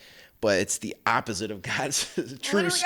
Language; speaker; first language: English; native; English